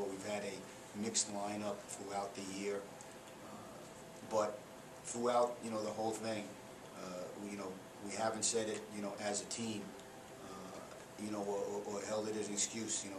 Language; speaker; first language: English; native; English